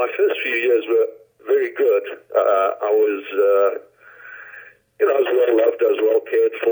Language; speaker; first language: English; native; English